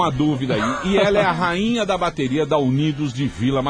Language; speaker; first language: Portuguese; native; Portuguese